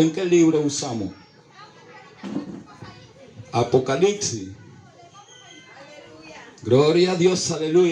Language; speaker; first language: Spanish; native; Spanish